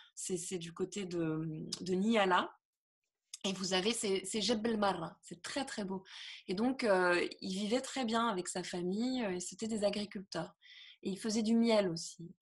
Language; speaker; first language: French; native; French